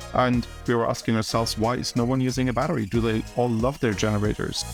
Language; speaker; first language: English; early bilingual, other home language; German